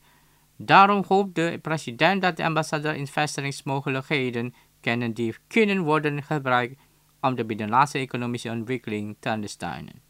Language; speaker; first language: Dutch; non-native, fluent; Indonesian